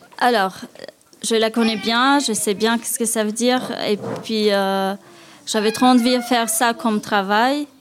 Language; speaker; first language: French; non-native, learner; Albanian